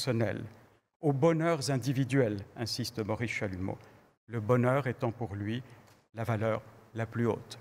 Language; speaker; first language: French; native; French